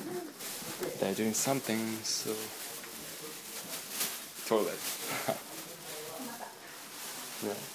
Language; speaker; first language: English; non-native, learner; Japanese